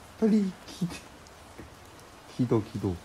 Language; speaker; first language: Korean; non-native, learner; Chinese